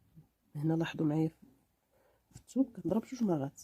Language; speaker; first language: Arabic; native; Arabic